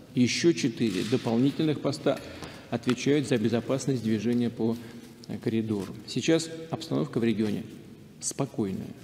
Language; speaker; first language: Russian; native; Russian